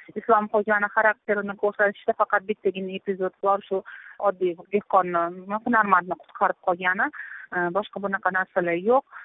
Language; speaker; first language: Uzbek; native; Uzbek